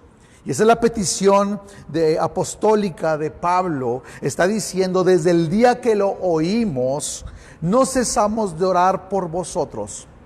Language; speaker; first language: Spanish; native; Spanish